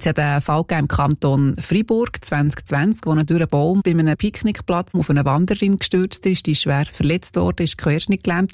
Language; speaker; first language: German; native; German